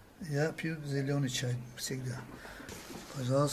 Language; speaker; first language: Russian; non-native, local second language; Tajik